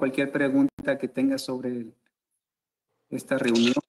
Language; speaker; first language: Spanish; early bilingual, heritage; Spanish